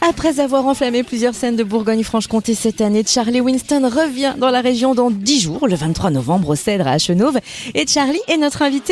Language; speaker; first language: French; native; French